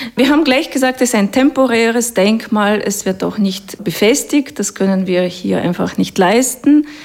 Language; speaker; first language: German; non-native, fluent; Russian